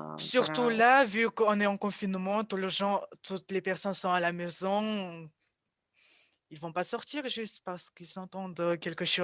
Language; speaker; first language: French; non-native, fluent; Russian